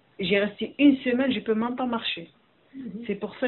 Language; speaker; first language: French; non-native, learner; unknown